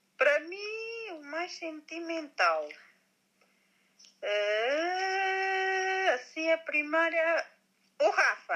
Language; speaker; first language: Portuguese; native; Portuguese